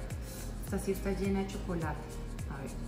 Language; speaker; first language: Spanish; native; Spanish